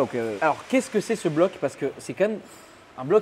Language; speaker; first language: French; native; French